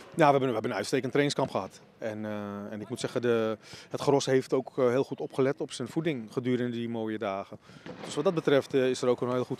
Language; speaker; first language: Dutch; native; Dutch